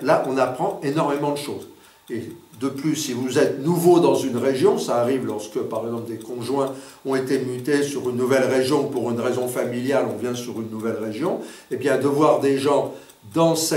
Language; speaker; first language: French; native; French